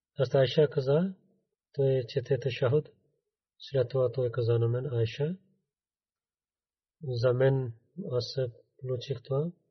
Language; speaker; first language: Bulgarian; non-native, learner; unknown